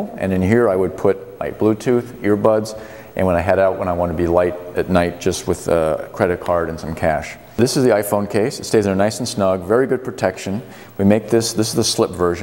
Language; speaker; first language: English; native; English